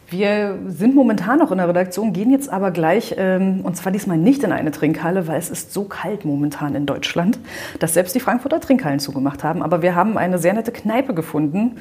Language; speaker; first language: German; native; German